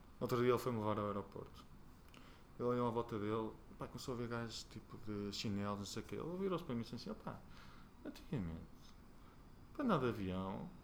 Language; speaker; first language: Portuguese; native; Portuguese